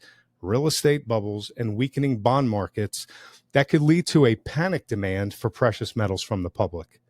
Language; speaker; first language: English; native; English